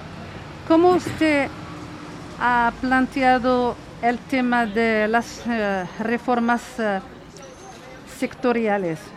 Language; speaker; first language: Spanish; non-native, fluent; Arabic